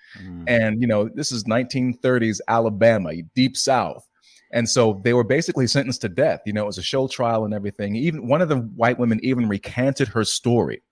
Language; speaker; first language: English; native; English